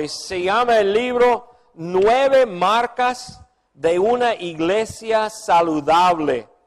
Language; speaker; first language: Spanish; non-native, fluent; English